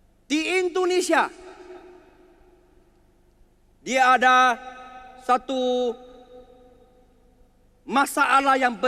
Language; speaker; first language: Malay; non-native, learner; Chinese